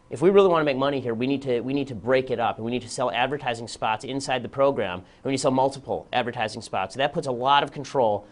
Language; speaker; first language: English; native; English